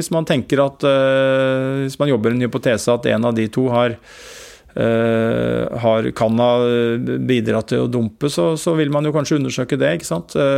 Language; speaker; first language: Norwegian; native; Norwegian